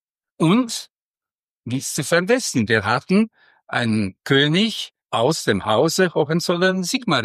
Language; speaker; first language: German; non-native, fluent; Romanian